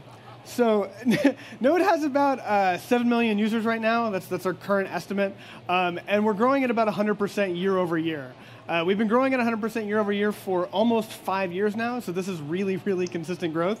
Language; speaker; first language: English; native; English